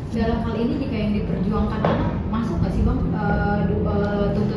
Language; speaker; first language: Indonesian; native; Indonesian